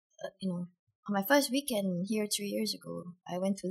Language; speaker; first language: English; native; English